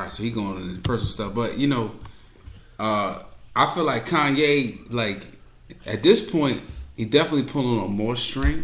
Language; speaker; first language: English; native; English